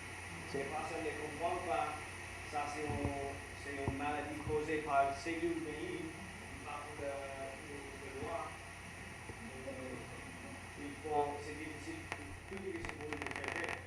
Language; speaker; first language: French; non-native, learner; English